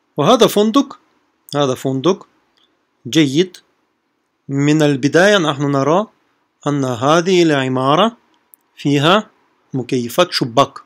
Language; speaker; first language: Arabic; non-native, fluent; Russian